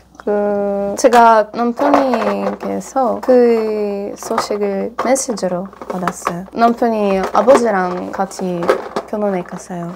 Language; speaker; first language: Korean; non-native, learner; Russian